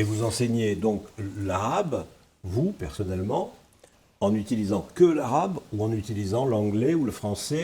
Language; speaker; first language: French; native; French